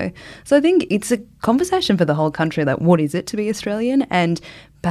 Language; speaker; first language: English; native; English